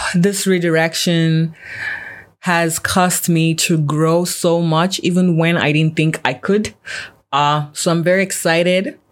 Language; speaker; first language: English; non-native, local second language; Yoruba